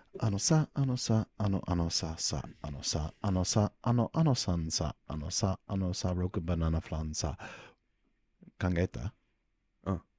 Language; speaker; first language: Japanese; non-native, learner; English